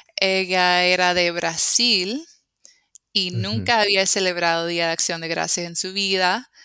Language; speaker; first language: Spanish; non-native, fluent; English